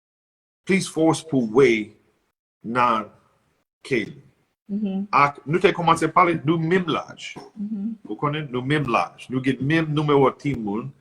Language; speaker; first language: Haitian Creole; non-native, learner; English